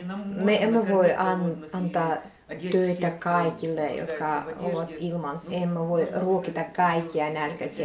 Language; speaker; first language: Finnish; non-native, fluent; Russian